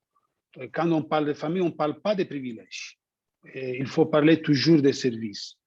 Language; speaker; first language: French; non-native, fluent; Italian